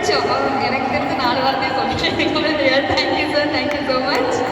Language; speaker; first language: Tamil; native; Tamil